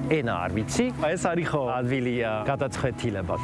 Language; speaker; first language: Georgian; non-native, learner; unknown